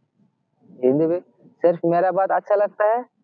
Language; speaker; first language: Hindi; non-native, learner; Bangla